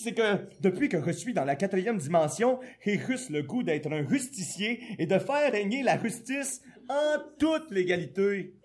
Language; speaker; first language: French; native; French